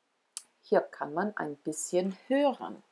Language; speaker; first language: German; non-native, learner; English